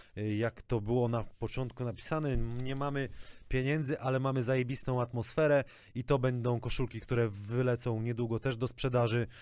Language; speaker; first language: Polish; native; Polish